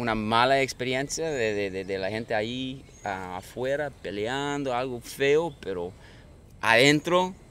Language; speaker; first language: Spanish; non-native, fluent; English